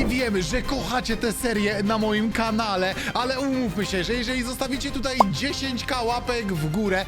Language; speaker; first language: Polish; native; Polish